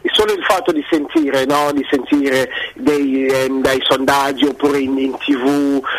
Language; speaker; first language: Italian; non-native, fluent; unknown